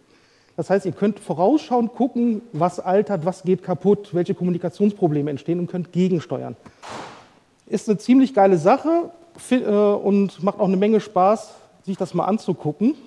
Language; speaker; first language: German; native; German